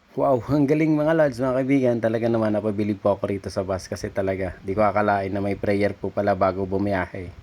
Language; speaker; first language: Filipino; non-native, local second language; Bikol